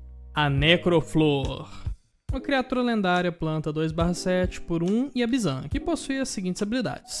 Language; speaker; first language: Portuguese; native; Portuguese